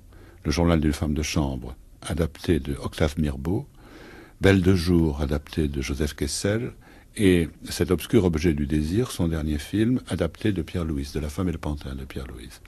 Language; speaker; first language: French; native; French